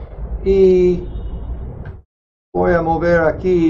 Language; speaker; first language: Spanish; non-native, fluent; English